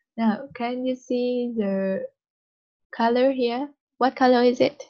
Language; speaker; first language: English; non-native, learner; Vietnamese